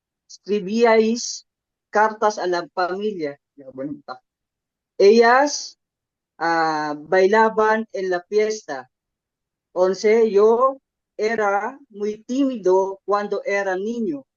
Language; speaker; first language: Spanish; non-native, learner; Filipino